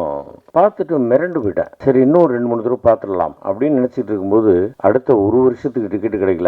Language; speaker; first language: Tamil; native; Tamil